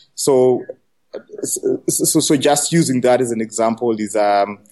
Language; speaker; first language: English; non-native, local second language; Shona